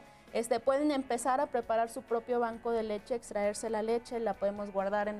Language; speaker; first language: Spanish; native; Spanish